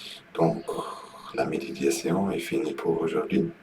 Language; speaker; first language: French; non-native, learner; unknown